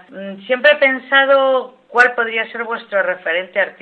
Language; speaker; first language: Spanish; native; Spanish